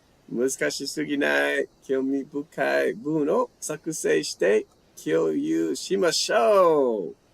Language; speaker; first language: Japanese; non-native, learner; English